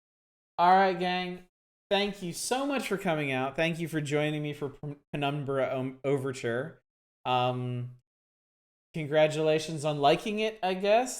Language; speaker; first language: English; native; English